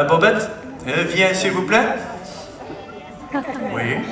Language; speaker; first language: French; non-native, learner; Dutch